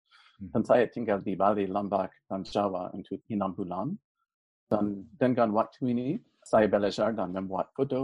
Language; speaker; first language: Indonesian; non-native, fluent; English